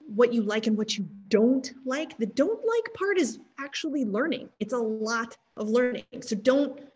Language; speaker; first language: English; native; English